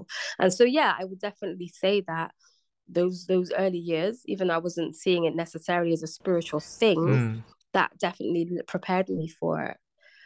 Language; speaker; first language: English; native; English